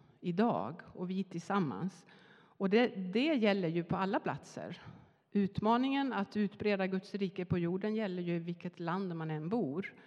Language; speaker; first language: Swedish; native; Swedish